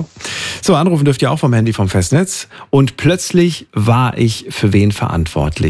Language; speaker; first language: German; native; German